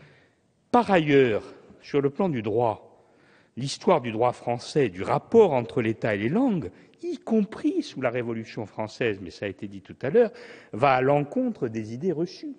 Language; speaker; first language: French; native; French